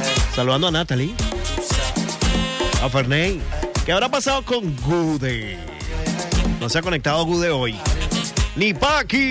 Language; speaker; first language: Spanish; native; Spanish